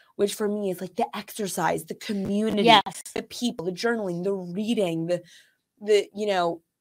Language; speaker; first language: English; native; English